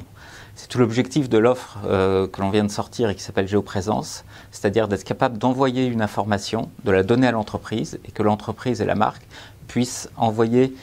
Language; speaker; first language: French; native; French